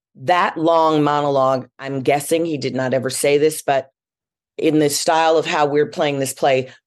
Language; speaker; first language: English; native; English